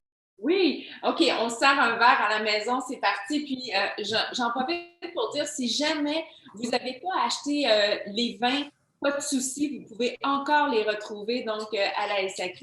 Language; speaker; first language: French; native; French